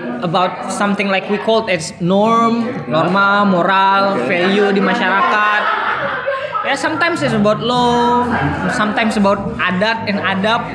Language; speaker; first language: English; non-native, learner; Indonesian